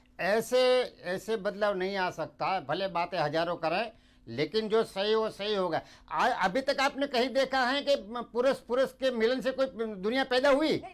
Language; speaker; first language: Hindi; native; Hindi